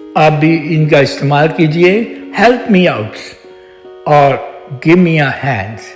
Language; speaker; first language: Urdu; native; Urdu